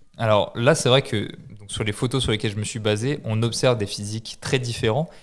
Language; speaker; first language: French; native; French